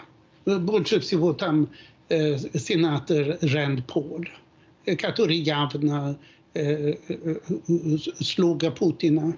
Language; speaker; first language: Russian; non-native, fluent; Swedish